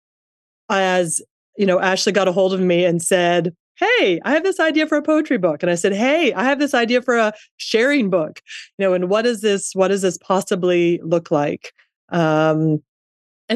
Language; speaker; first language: English; native; English